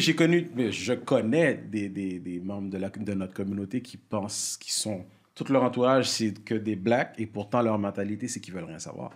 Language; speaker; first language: French; early bilingual, heritage; French